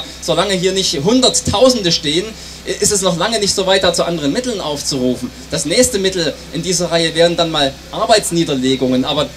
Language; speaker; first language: German; native; German